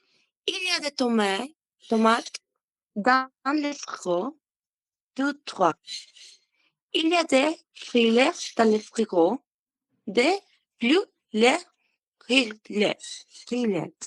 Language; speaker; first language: French; non-native, learner; Spanish